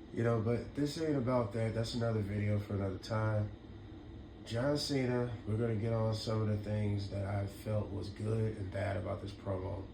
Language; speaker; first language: English; native; English